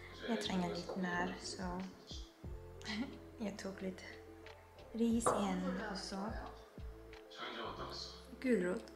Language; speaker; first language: Norwegian; non-native, learner; Filipino